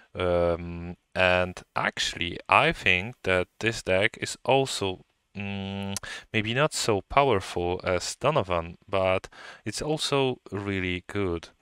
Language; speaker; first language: English; non-native, fluent; Polish